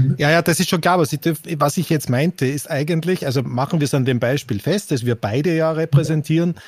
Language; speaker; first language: German; native; German